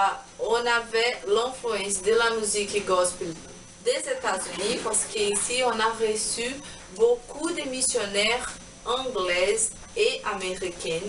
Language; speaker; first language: French; non-native, learner; Portuguese